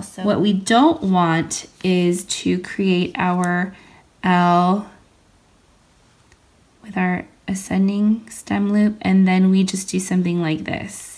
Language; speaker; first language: English; native; English